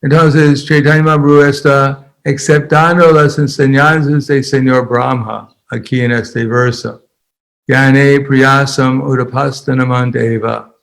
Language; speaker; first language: Spanish; non-native, fluent; English